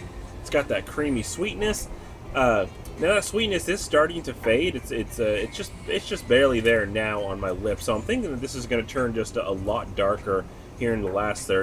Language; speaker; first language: English; native; English